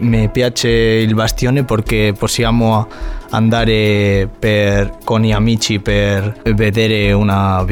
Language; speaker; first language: Italian; non-native, learner; Spanish